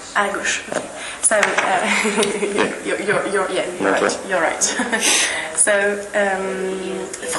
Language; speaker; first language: French; non-native, fluent; English